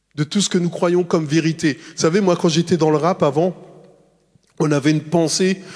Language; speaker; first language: French; native; French